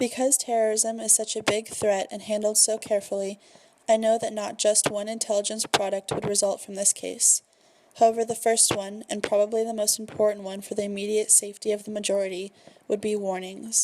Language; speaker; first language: English; native; English